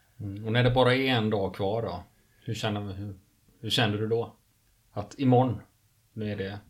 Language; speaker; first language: Swedish; native; Swedish